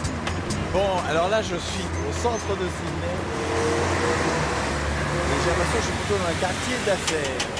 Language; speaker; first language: French; native; French